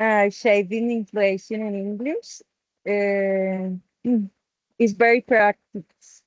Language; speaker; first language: English; non-native, learner; Spanish